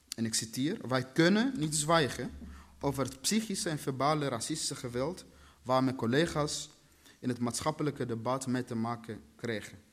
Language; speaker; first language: Dutch; early bilingual, other home language; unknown